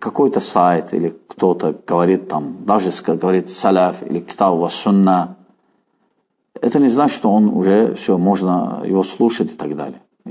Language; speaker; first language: Russian; non-native, fluent; Azerbaijani